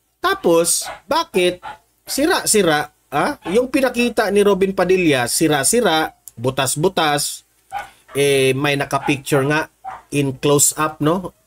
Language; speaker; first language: Filipino; non-native, local second language; Cebuano